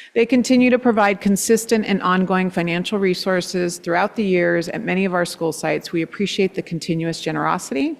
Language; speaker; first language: English; native; English